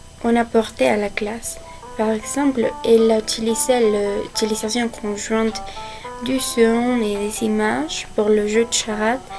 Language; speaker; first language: French; non-native, fluent; Spanish